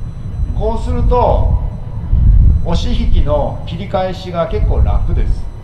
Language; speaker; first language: Japanese; native; Japanese